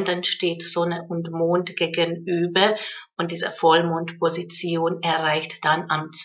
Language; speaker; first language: German; non-native, fluent; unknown